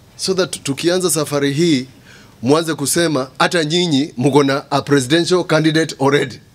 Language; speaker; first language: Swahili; non-native, local second language; Kamba